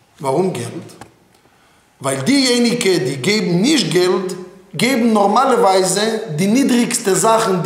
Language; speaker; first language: German; non-native, fluent; Hebrew